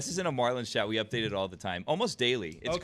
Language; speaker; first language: English; native; English